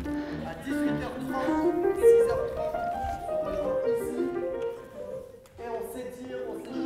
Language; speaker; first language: French; native; French